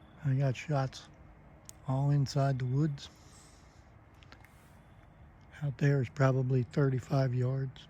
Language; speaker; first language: English; native; English